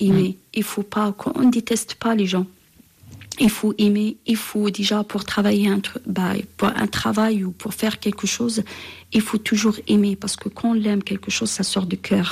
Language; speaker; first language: French; non-native, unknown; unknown